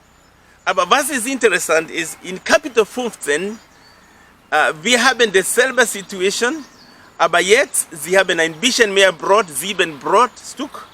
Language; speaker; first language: German; non-native, fluent; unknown